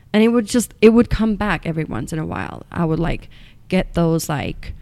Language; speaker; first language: English; non-native, fluent; Estonian